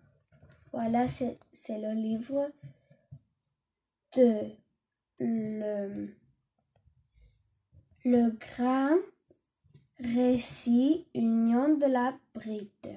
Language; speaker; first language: French; non-native, learner; Catalan